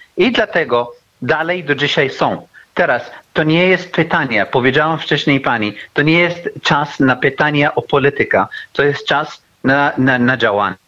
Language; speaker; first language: Polish; non-native, learner; Arabic